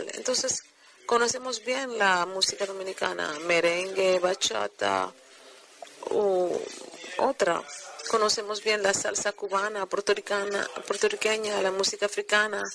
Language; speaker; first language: Spanish; non-native, fluent; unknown